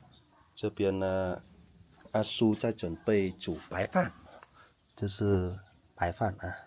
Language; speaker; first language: Chinese; non-native, learner; Vietnamese